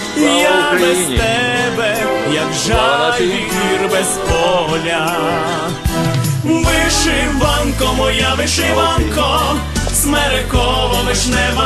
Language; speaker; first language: Ukrainian; native; Ukrainian